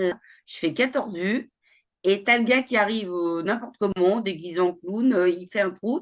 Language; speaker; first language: French; native; French